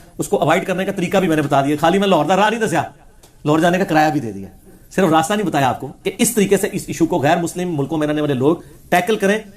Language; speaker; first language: Urdu; non-native, local second language; Punjabi